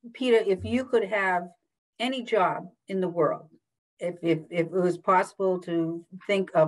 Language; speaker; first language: English; native; English